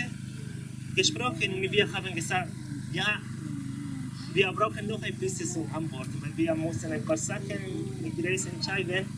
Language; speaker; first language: German; non-native, learner; Spanish